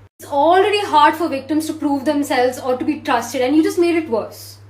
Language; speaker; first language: English; non-native, local second language; Malayalam